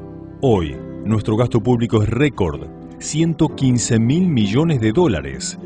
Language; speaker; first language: Spanish; native; Spanish